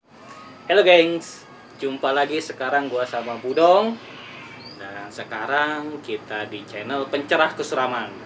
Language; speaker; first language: Indonesian; native; Indonesian